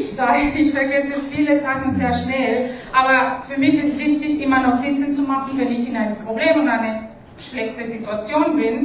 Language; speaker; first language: German; non-native, fluent; Spanish